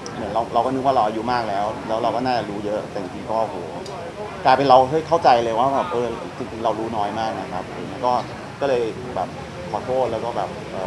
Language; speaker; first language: Thai; native; Thai